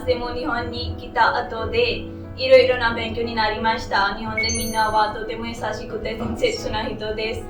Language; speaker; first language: Japanese; non-native, learner; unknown